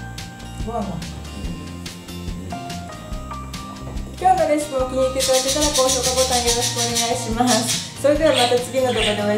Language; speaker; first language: Japanese; native; Japanese